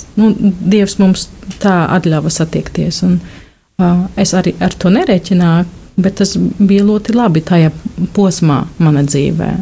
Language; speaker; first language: Latvian; non-native, fluent; German